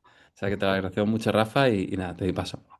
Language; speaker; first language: Spanish; native; Spanish